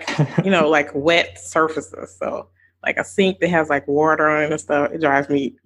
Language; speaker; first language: English; native; English